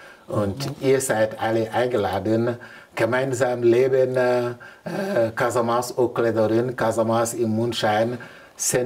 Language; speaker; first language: German; non-native, learner; Mandingo